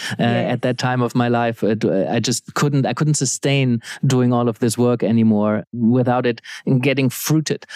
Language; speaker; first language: English; non-native, fluent; German